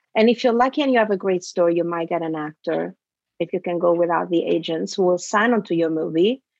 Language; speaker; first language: English; early bilingual, other home language; Italian